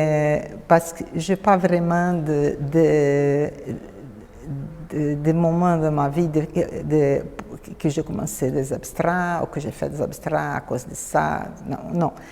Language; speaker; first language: French; non-native, fluent; Portuguese